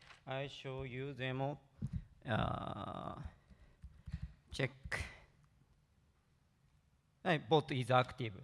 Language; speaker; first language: English; non-native, learner; Japanese